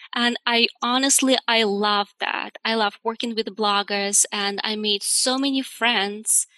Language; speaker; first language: English; non-native, fluent; Russian